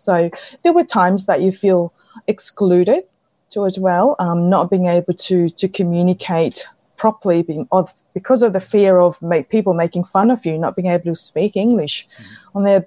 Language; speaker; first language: English; non-native, fluent; Samoan